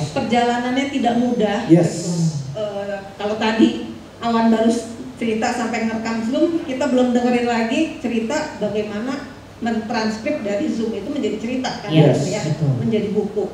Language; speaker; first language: Indonesian; native; Indonesian